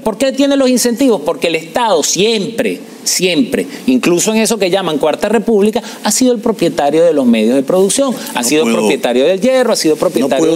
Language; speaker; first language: Spanish; native; Spanish